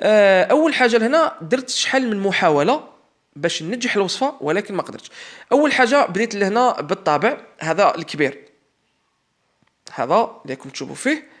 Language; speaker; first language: Arabic; native; Arabic